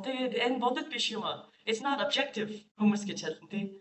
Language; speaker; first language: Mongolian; non-native, learner; English